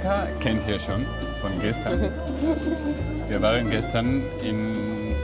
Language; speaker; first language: German; non-native, learner; Georgian